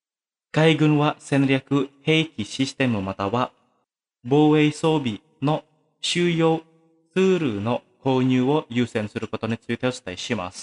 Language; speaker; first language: Japanese; non-native, fluent; Indonesian